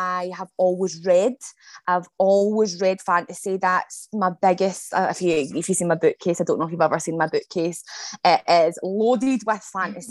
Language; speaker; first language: English; native; English